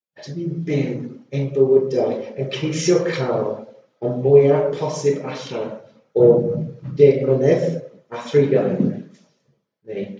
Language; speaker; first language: Welsh; non-native, local second language; English